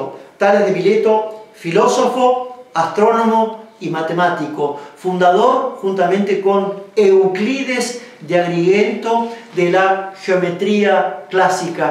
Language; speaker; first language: Spanish; native; Spanish